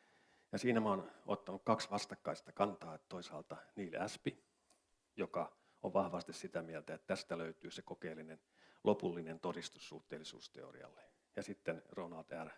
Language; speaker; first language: Finnish; native; Finnish